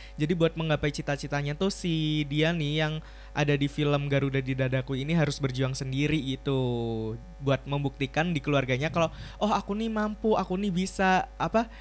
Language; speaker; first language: Indonesian; native; Indonesian